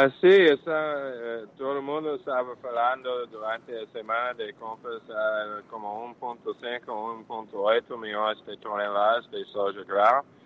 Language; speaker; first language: Portuguese; non-native, fluent; English